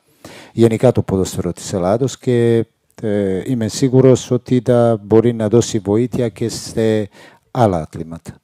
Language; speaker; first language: Greek; non-native, fluent; Serbian